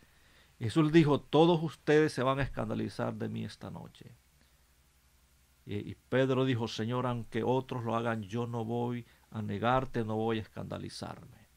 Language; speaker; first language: Spanish; native; Spanish